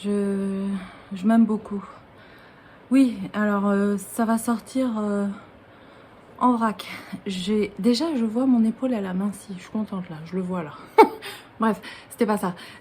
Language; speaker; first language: French; native; French